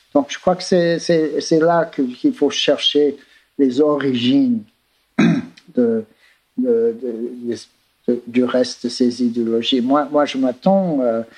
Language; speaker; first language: French; non-native, fluent; English